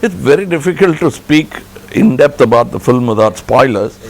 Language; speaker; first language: English; non-native, local second language; Tamil